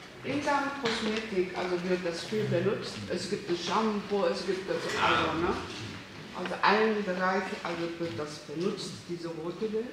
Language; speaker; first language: German; non-native, learner; Korean